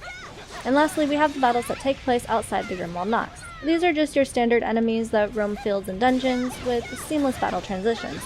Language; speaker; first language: English; native; English